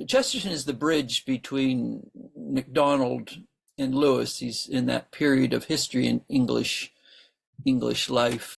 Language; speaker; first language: English; native; English